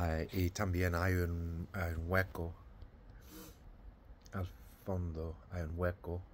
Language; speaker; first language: Spanish; non-native, learner; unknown